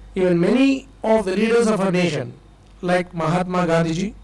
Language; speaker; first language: English; non-native, local second language; Tamil